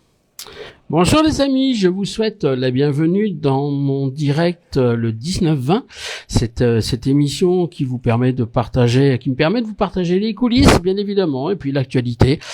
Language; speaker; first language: French; native; French